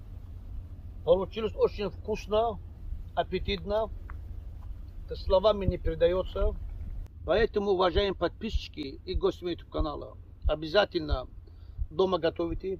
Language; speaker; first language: Russian; non-native, learner; Tajik